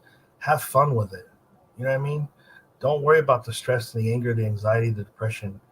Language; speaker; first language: English; native; English